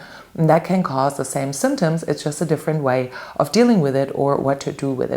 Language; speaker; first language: English; non-native, fluent; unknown